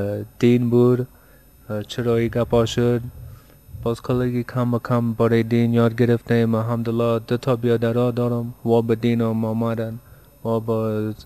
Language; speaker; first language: Persian; early bilingual, heritage; Persian